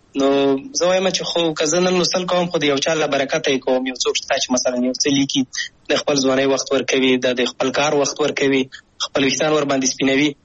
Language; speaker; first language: Pashto; native; Pashto